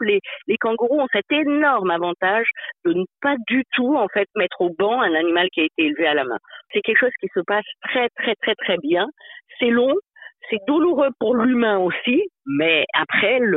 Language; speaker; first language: French; native; French